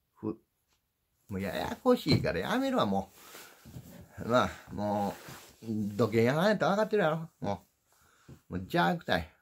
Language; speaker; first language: Japanese; native; Japanese